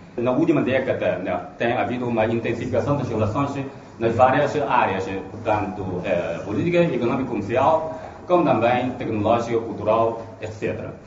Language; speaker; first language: Portuguese; non-native, fluent; Chinese